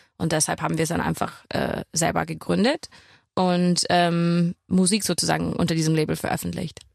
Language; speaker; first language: German; non-native, fluent; English